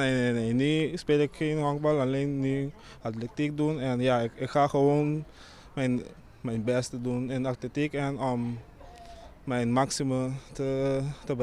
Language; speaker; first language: Dutch; non-native, local second language; Papiamento